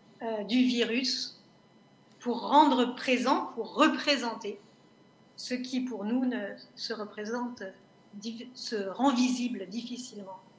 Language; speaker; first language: French; native; French